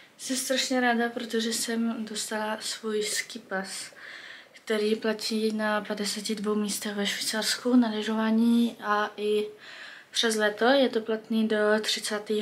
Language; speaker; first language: Czech; early bilingual, heritage; Czech